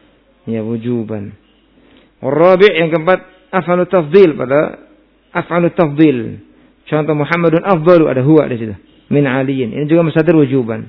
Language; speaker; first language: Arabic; non-native, fluent; Indonesian